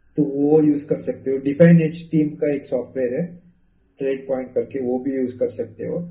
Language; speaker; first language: Hindi; non-native, local second language; Kannada